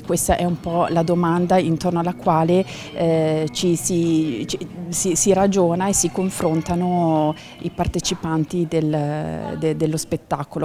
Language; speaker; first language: Italian; native; Italian